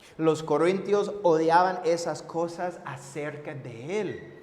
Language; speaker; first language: Spanish; non-native, fluent; English